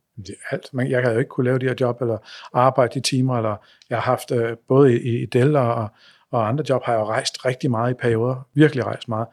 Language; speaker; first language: Danish; native; Danish